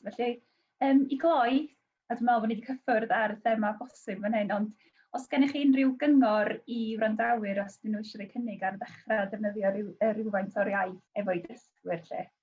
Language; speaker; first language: Welsh; native; Welsh